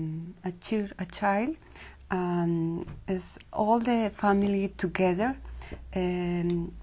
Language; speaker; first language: English; non-native, learner; Spanish